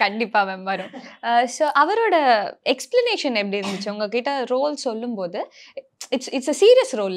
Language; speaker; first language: Tamil; native; Tamil